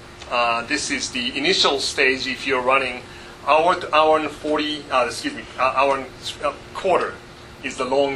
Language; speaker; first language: English; non-native, fluent; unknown